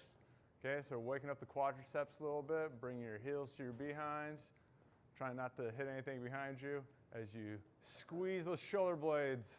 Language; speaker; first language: English; native; English